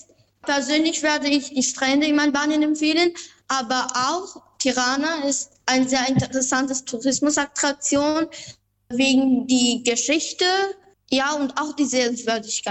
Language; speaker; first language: German; non-native, fluent; Albanian